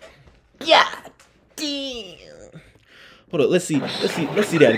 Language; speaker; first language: English; native; English